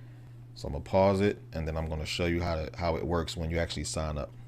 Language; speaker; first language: English; native; English